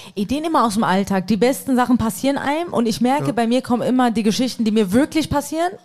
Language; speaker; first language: German; early bilingual, other home language; Persian